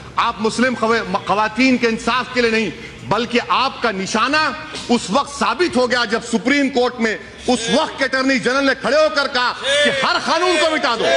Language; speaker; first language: Urdu; native; Urdu